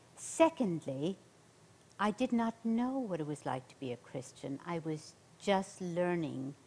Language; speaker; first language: English; native; English